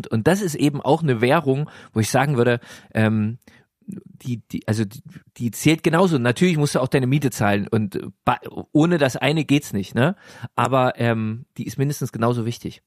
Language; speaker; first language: German; native; German